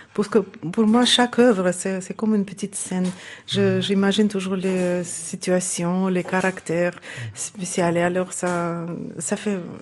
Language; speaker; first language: French; non-native, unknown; Russian